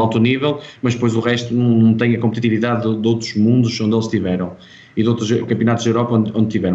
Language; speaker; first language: Portuguese; native; Portuguese